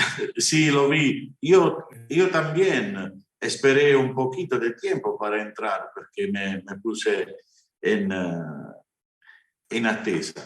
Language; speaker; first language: Spanish; non-native, fluent; Italian